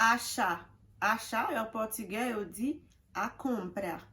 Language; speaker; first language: French; non-native, local second language; Haitian Creole